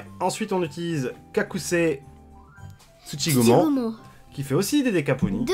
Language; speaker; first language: French; native; French